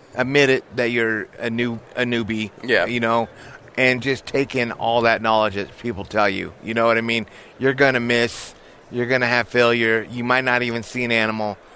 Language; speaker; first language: English; native; English